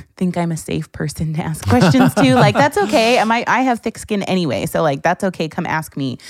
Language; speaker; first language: English; native; English